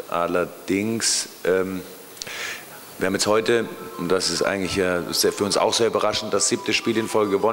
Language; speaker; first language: German; native; German